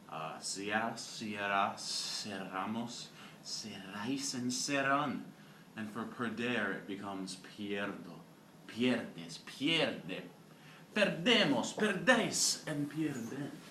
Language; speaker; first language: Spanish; non-native, learner; English